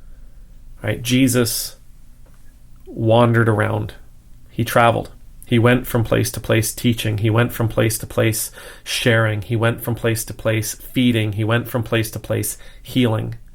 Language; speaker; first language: English; native; English